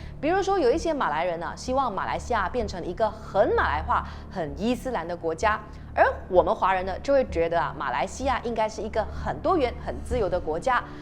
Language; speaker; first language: Chinese; native; Chinese